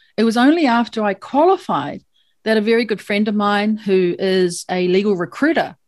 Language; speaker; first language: English; native; English